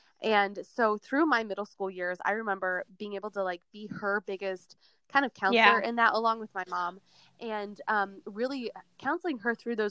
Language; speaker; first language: English; native; English